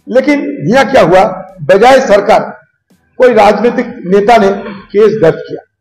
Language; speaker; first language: Hindi; non-native, local second language; Bangla